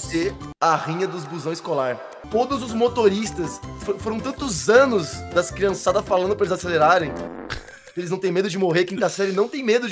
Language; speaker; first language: Portuguese; native; Portuguese